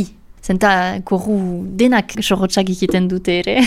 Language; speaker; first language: Basque; non-native, local second language; French